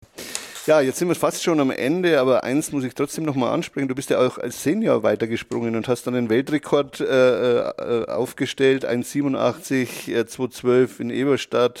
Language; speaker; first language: German; native; German